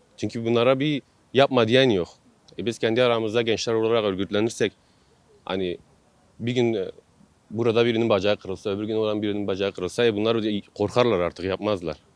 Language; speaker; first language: Turkish; non-native, local second language; Kurdish